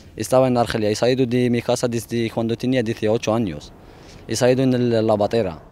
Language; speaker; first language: Spanish; non-native, fluent; Arabic